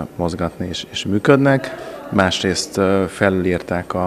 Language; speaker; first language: Hungarian; native; Hungarian